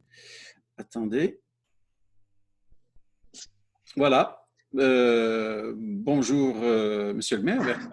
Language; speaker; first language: French; non-native, fluent; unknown